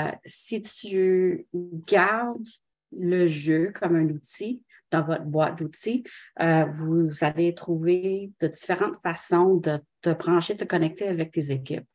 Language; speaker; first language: French; non-native, local second language; English